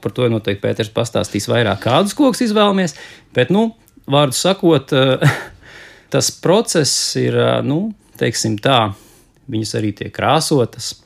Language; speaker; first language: Latvian; native; Latvian